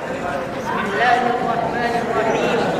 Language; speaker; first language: Arabic; non-native, learner; Urdu